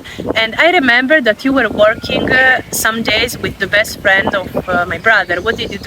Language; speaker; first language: English; non-native, fluent; Italian